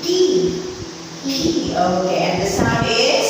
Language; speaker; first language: English; non-native, fluent; Vietnamese